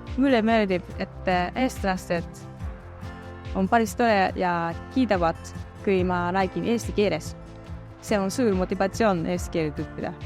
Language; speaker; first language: Estonian; non-native, learner; Japanese